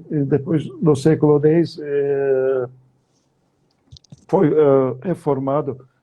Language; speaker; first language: Portuguese; non-native, fluent; Turkish